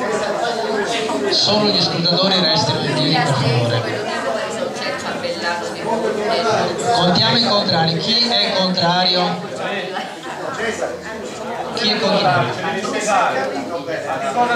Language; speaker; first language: Italian; native; Italian